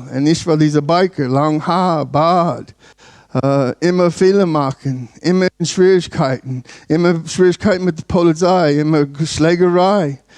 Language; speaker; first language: German; non-native, learner; English